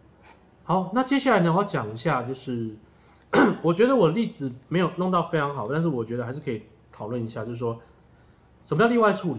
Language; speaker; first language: Chinese; native; Chinese